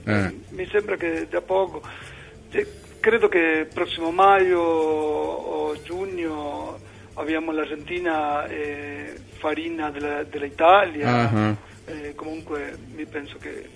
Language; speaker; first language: Italian; non-native, learner; Spanish